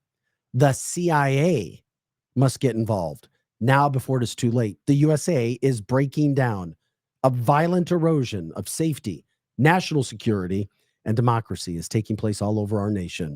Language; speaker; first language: English; native; English